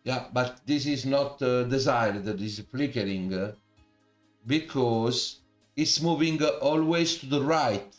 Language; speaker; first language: English; non-native, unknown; Italian